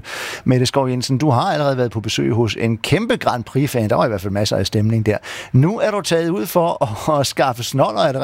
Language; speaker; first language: Danish; native; Danish